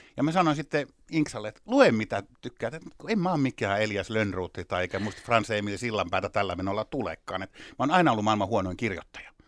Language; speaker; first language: Finnish; native; Finnish